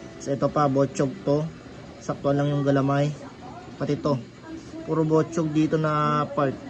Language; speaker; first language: Filipino; non-native, local second language; Iloko